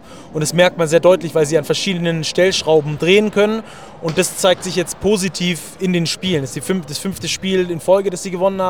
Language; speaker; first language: German; native; German